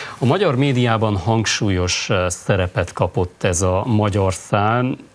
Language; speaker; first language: Hungarian; native; Hungarian